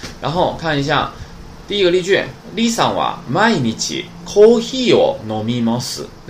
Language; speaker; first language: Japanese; non-native, fluent; Chinese